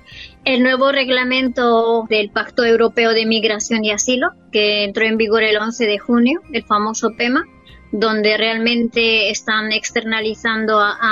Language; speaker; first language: Spanish; native; Spanish